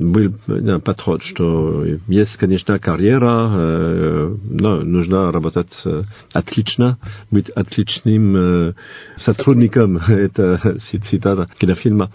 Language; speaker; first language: Russian; non-native, fluent; French